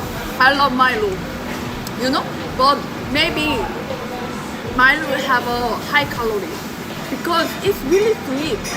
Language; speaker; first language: English; non-native, learner; Japanese